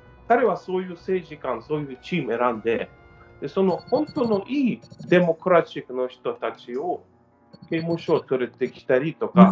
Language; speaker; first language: Japanese; non-native, learner; Ukrainian